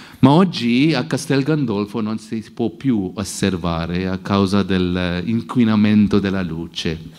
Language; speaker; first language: Italian; non-native, fluent; English